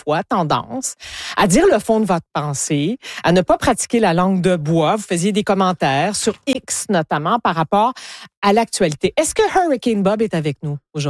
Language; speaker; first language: French; native; French